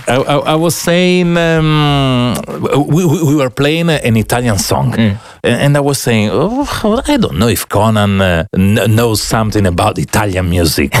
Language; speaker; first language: English; non-native, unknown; Italian